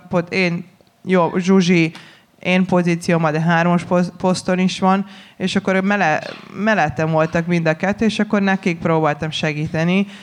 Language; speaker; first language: Hungarian; non-native, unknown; Serbian